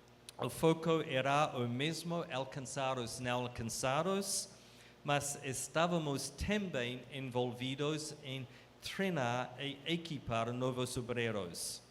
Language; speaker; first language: Portuguese; non-native, fluent; English